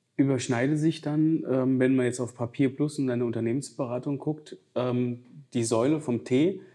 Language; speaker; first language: German; native; German